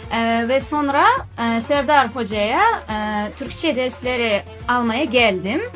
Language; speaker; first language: Turkish; non-native, learner; Uzbek